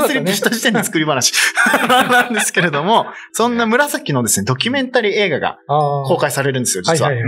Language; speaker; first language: Japanese; native; Japanese